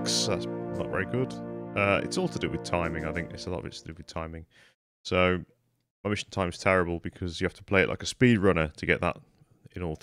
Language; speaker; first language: English; native; English